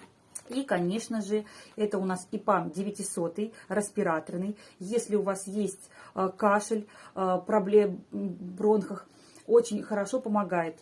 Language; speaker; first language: Russian; native; Russian